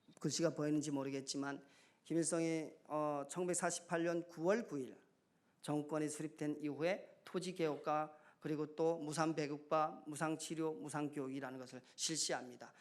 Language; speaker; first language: Korean; native; Korean